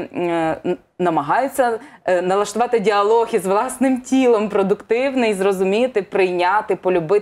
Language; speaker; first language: Ukrainian; native; Ukrainian